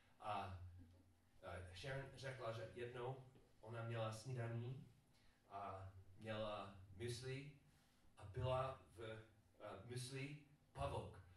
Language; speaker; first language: Czech; non-native, learner; English